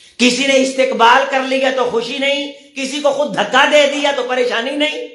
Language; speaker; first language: Urdu; non-native, local second language; Punjabi